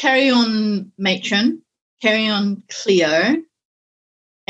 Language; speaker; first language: English; native; English